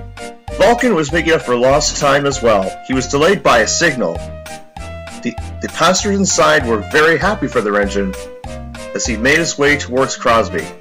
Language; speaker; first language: English; native; English